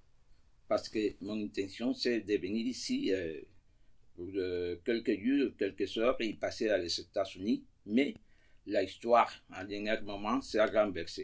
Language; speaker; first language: French; non-native, fluent; Spanish